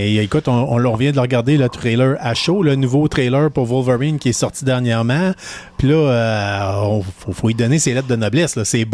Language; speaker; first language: French; native; French